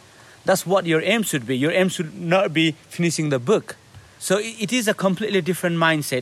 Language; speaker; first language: English; non-native, local second language; Nepali